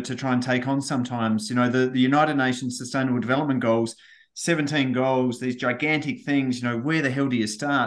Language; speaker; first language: English; native; English